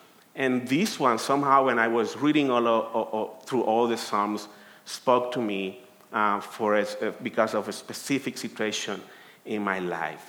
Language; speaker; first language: English; non-native, fluent; Spanish